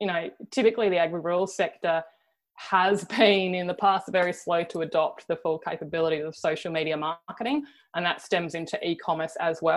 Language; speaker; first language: English; native; English